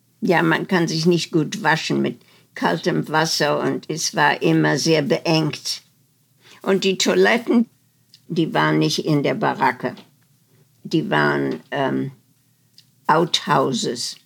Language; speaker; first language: German; non-native, fluent; Dutch